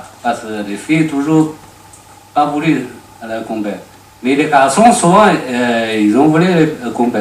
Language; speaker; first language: French; non-native, learner; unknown